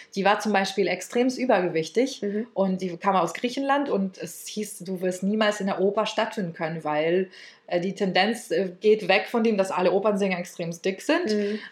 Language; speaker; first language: German; early bilingual, other home language; Ukrainian